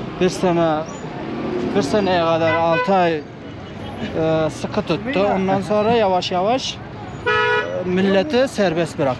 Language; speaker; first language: Turkish; non-native, learner; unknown